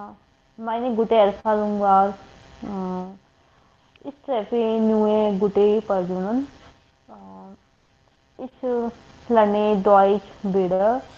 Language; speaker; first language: German; non-native, learner; Hindi